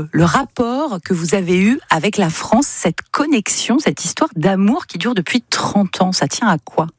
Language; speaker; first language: French; native; French